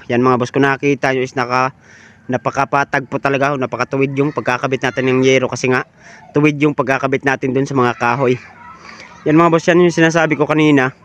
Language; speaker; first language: Filipino; non-native, local second language; Cebuano